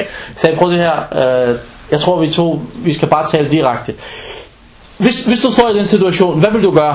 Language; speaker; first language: Danish; non-native, local second language; Arabic